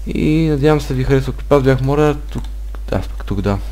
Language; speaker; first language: Bulgarian; native; Bulgarian